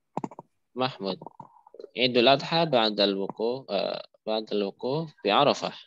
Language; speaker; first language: Arabic; non-native, fluent; Indonesian